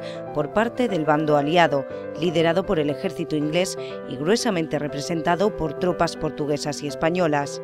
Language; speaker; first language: Spanish; native; Spanish